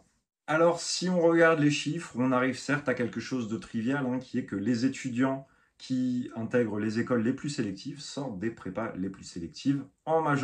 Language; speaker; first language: French; native; French